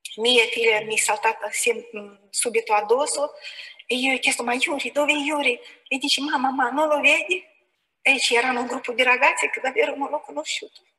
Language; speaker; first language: Italian; non-native, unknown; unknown